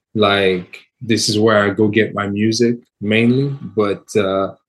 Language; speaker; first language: English; native; English